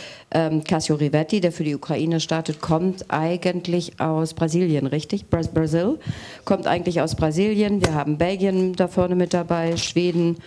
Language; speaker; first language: German; native; German